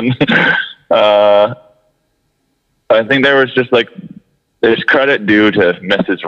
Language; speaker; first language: English; native; English